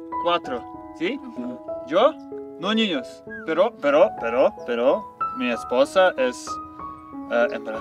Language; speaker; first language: Spanish; non-native, learner; Serbian